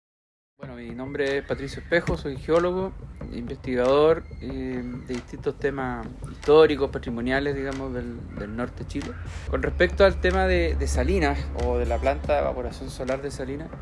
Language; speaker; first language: Spanish; native; Spanish